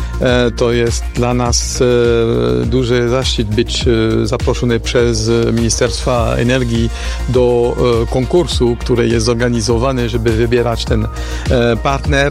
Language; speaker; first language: Polish; non-native, fluent; French